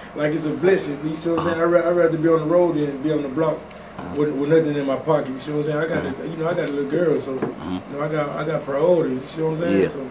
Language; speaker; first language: English; native; English